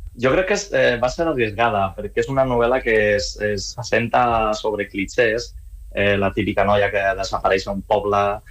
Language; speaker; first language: Catalan; non-native, learner; Spanish